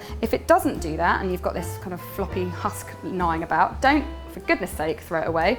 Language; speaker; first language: English; native; English